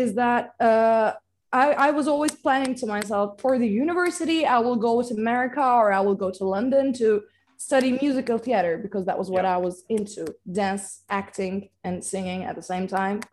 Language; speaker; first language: English; non-native, fluent; Turkish